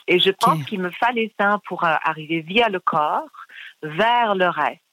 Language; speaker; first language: French; non-native, fluent; English